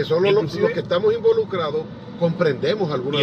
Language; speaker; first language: Spanish; native; Spanish